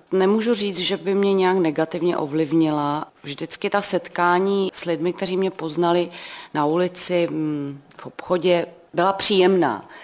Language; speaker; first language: Czech; native; Czech